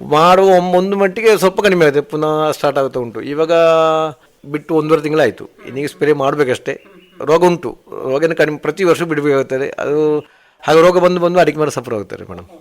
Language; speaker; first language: Kannada; native; Kannada